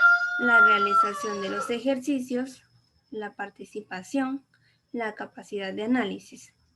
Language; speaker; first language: Spanish; native; Spanish